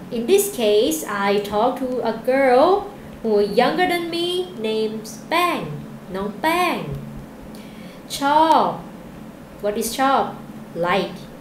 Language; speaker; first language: English; non-native, fluent; Thai